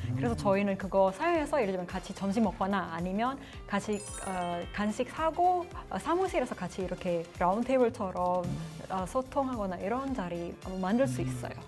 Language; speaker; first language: Korean; non-native, fluent; Indonesian